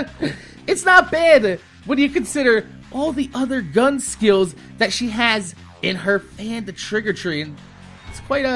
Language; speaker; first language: English; native; English